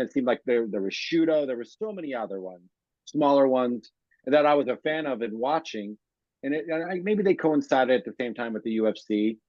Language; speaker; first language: English; native; English